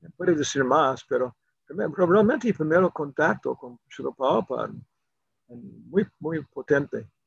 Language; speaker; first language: Spanish; non-native, learner; English